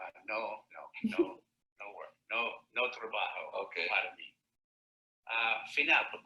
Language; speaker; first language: Spanish; non-native, learner; English